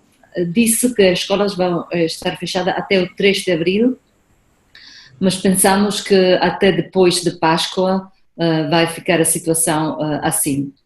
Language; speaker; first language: Portuguese; non-native, fluent; Spanish